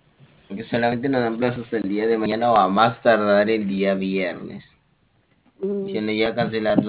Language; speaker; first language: Spanish; native; Spanish